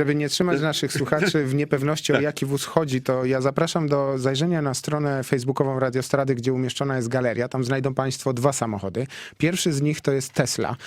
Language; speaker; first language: Polish; native; Polish